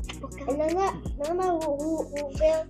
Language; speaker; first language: Dutch; early bilingual, other home language; French